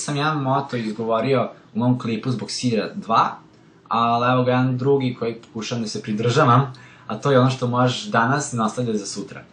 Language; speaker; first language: Serbian; native; Serbian